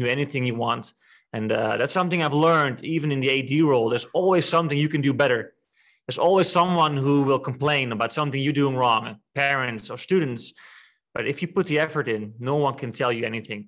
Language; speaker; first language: English; non-native, fluent; Dutch